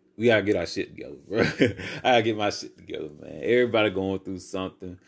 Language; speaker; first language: English; native; English